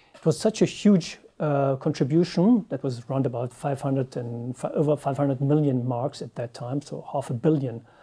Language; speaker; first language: English; non-native, fluent; German